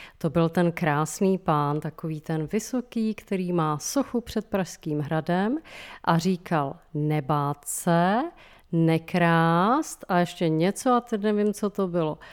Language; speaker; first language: Czech; native; Czech